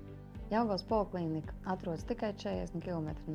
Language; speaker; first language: Latvian; native; Latvian